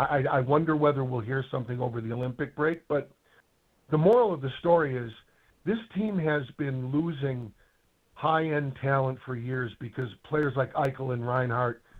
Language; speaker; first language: English; native; English